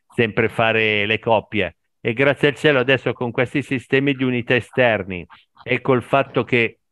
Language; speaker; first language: Italian; native; Italian